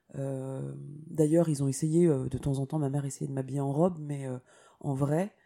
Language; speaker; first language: French; native; French